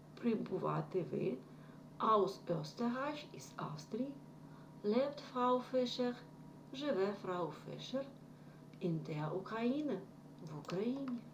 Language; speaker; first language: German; non-native, fluent; Ukrainian